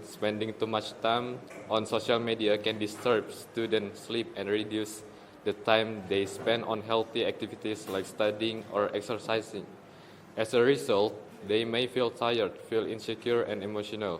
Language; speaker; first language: English; non-native, learner; Indonesian